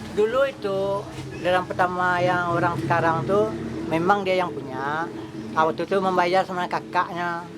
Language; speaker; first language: Indonesian; non-native, local second language; Minangkabau